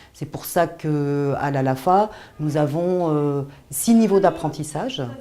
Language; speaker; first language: French; native; French